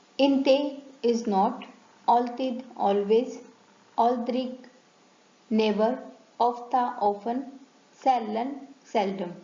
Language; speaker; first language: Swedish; non-native, learner; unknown